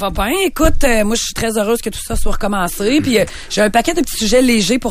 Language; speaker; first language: French; native; French